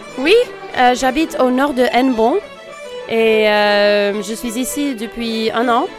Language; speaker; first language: French; non-native, fluent; English